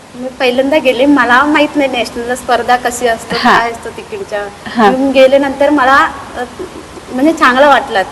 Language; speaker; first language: Marathi; non-native, local second language; Telugu